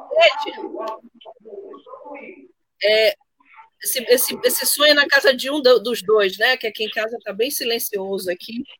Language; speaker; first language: Portuguese; native; Portuguese